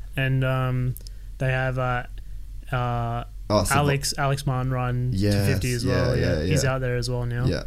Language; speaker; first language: English; native; English